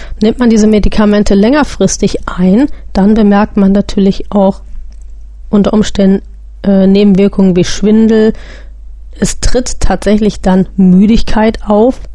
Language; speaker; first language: German; native; German